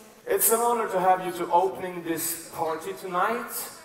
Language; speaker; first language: English; non-native, learner; Swedish